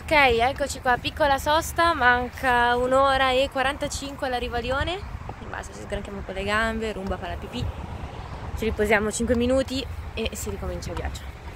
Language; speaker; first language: Italian; native; Italian